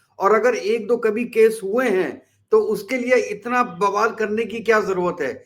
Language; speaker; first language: Hindi; native; Hindi